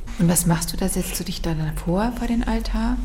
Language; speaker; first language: German; native; German